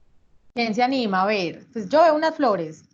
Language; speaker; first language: Spanish; native; Spanish